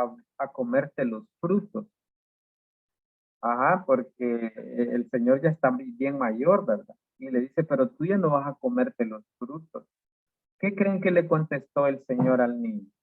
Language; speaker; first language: Spanish; native; Spanish